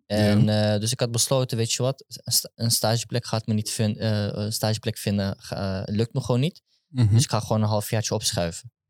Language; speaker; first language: Dutch; early bilingual, other home language; Turkish